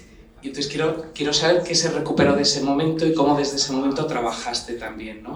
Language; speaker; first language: Spanish; native; Spanish